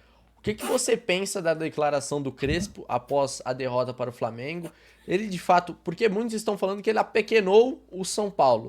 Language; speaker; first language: Portuguese; native; Portuguese